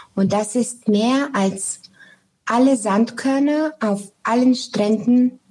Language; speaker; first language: German; non-native, fluent; Bulgarian